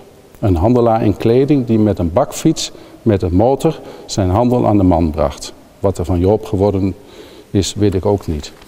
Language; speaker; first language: Dutch; native; Dutch